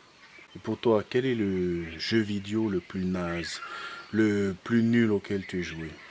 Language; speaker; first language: French; native; French